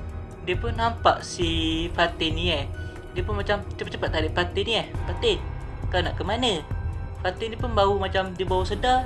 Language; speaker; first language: Malay; native; Malay